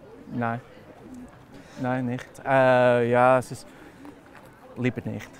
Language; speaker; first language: German; non-native, learner; English